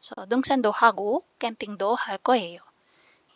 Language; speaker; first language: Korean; non-native, fluent; Filipino